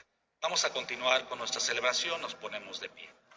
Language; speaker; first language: Spanish; native; Spanish